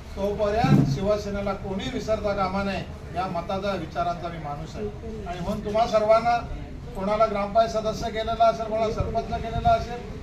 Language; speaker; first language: Marathi; native; Marathi